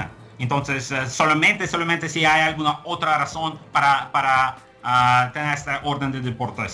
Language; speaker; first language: Spanish; non-native, fluent; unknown